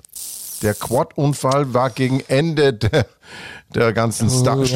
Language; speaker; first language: German; native; German